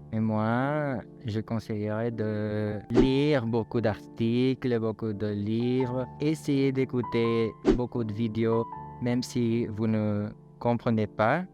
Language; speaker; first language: French; non-native, fluent; Filipino